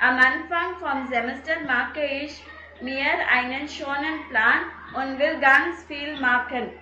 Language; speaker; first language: German; non-native, fluent; Tamil